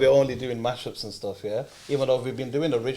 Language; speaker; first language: English; native; English